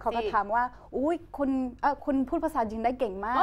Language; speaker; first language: Thai; non-native, fluent; Portuguese